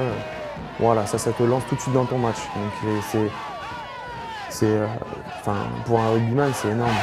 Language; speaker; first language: French; native; French